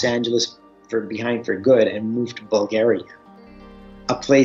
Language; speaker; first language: English; early bilingual, other home language; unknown